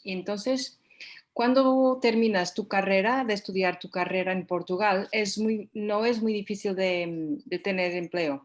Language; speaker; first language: Spanish; non-native, fluent; Portuguese